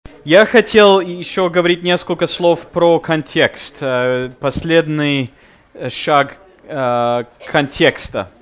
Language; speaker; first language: Russian; non-native, fluent; English